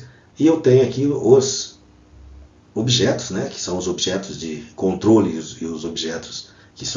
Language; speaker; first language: Portuguese; native; Portuguese